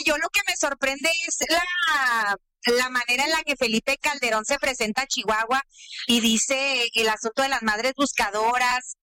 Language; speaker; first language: Spanish; native; Spanish